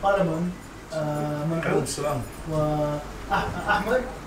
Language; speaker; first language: Arabic; non-native, learner; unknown